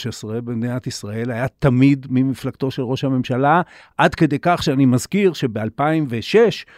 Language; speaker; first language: Hebrew; native; Hebrew